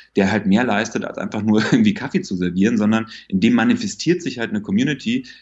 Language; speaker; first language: German; native; German